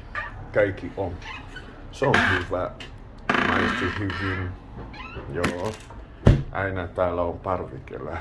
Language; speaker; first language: Finnish; non-native, learner; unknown